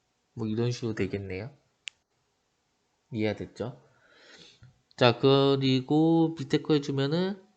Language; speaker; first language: Korean; native; Korean